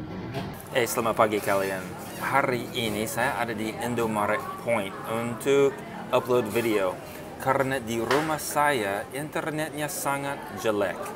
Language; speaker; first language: Indonesian; non-native, fluent; English